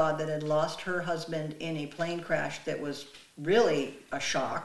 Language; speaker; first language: English; native; English